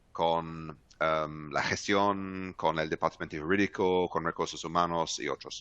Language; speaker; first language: Spanish; non-native, fluent; English